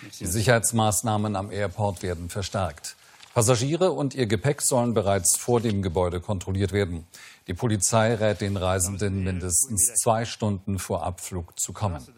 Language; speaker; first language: German; native; German